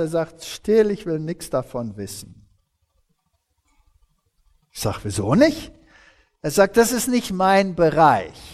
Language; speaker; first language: German; early bilingual, heritage; German